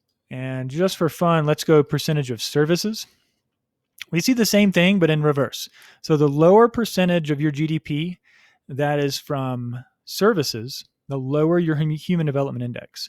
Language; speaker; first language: English; native; English